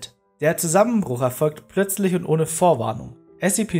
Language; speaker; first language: German; native; German